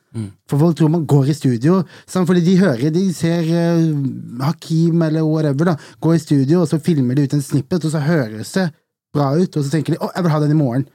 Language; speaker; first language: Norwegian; native; Norwegian